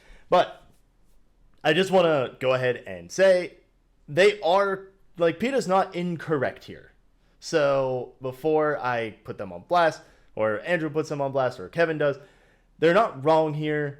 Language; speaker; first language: English; native; English